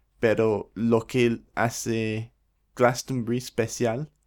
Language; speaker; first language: Spanish; non-native, fluent; English